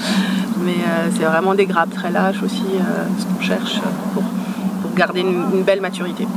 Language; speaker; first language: French; native; French